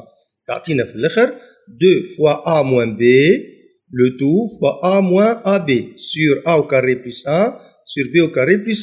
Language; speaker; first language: French; non-native, local second language; Arabic